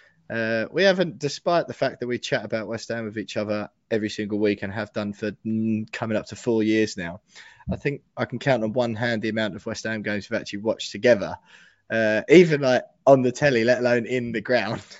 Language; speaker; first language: English; native; English